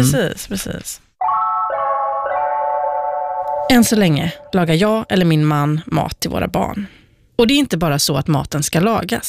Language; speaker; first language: Swedish; native; Swedish